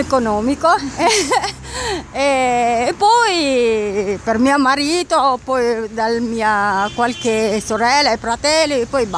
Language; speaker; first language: Italian; non-native, learner; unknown